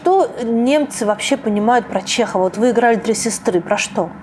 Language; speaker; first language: Russian; native; Russian